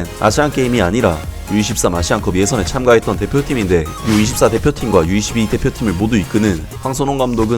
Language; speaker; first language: Korean; native; Korean